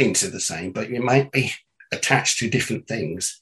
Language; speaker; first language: English; native; English